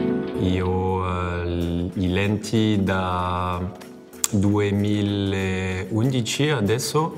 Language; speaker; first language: Italian; non-native, fluent; French